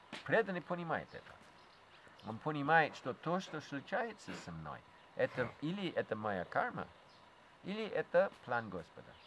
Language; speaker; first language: Russian; non-native, fluent; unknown